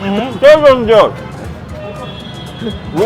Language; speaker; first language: Russian; non-native, local second language; Kazakh